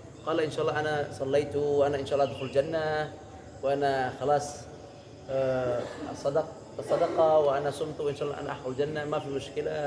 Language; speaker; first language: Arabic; non-native, fluent; Indonesian